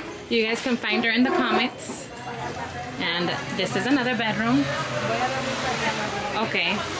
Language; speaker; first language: English; early bilingual, other home language; Spanish